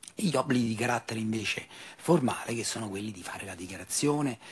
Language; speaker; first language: Italian; native; Italian